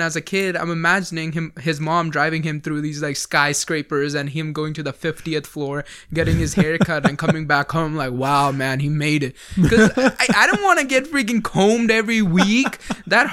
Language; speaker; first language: English; early bilingual, other home language; Punjabi